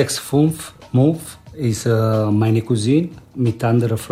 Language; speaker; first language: German; non-native, learner; Italian